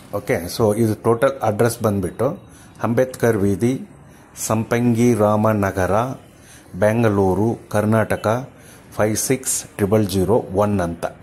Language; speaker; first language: Kannada; non-native, local second language; Tamil